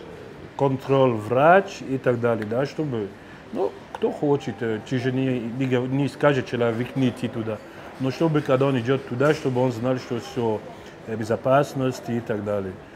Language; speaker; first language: Russian; non-native, fluent; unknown